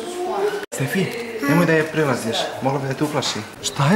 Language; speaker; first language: Bosnian; native; Bosnian